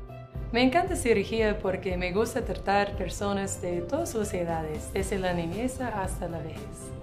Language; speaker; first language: Spanish; non-native, fluent; English